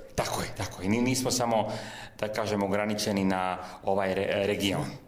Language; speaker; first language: Croatian; early bilingual, heritage; Serbian